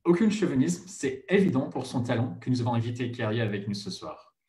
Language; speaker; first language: French; non-native, fluent; English